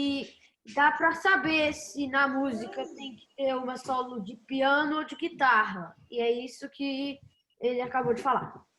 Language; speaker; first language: Portuguese; early bilingual, heritage; Portuguese